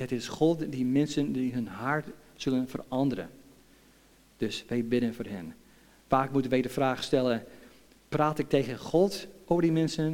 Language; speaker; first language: Dutch; non-native, fluent; English